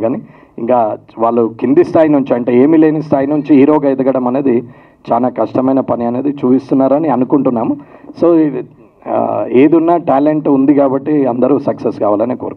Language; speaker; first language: Telugu; native; Telugu